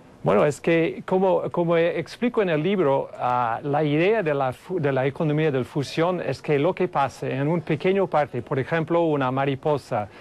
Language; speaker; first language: Spanish; non-native, fluent; English